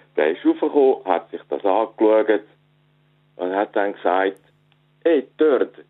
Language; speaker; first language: German; native; German